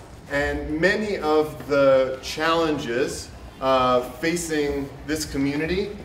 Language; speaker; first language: English; native; English